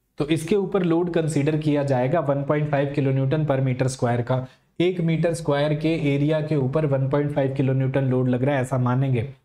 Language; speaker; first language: Hindi; native; Hindi